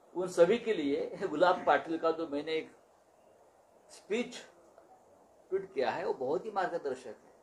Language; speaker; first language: Hindi; non-native, local second language; Marathi